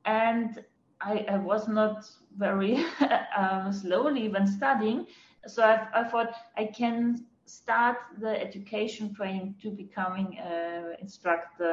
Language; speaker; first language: English; non-native, fluent; German